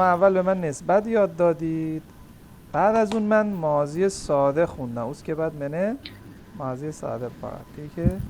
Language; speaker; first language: Persian; non-native, fluent; Urdu